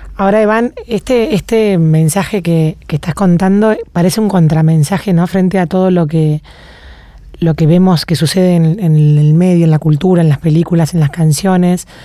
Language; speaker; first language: Spanish; native; Spanish